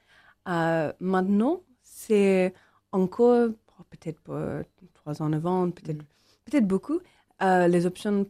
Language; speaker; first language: French; non-native, learner; English